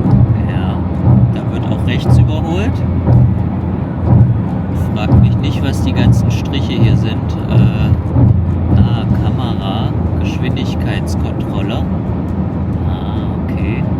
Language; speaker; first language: German; early bilingual, other home language; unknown